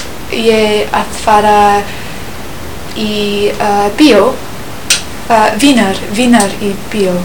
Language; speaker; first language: Icelandic; non-native, learner; English